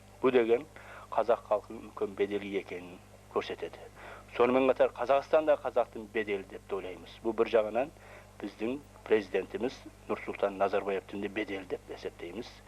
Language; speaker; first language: Kazakh; early bilingual, heritage; Kazakh